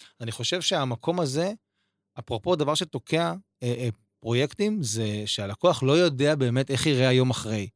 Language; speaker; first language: Hebrew; native; Hebrew